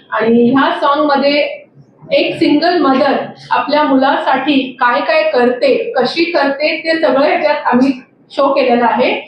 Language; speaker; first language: Marathi; non-native, local second language; Punjabi